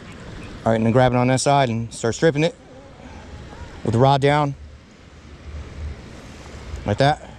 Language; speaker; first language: English; native; English